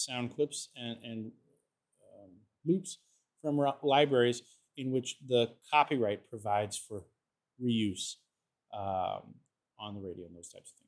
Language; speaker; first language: English; native; English